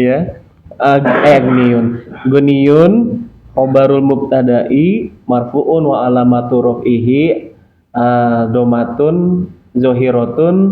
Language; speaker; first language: Arabic; non-native, learner; Indonesian